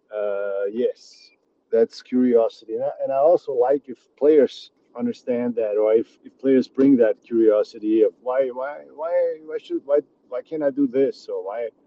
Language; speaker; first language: English; early bilingual, other home language; Czech